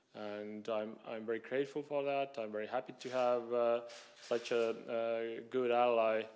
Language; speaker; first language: English; non-native, fluent; Estonian